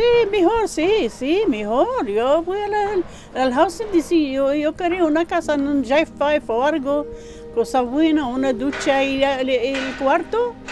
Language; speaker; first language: Spanish; non-native, learner; Arabic